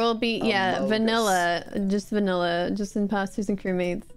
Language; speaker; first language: English; native; English